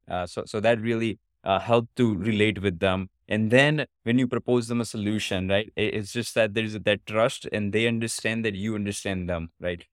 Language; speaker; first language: English; non-native, local second language; Gujarati